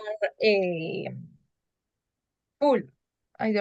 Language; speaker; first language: English; non-native, learner; Spanish